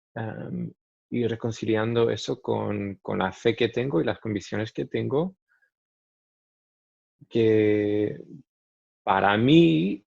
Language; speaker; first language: Spanish; non-native, fluent; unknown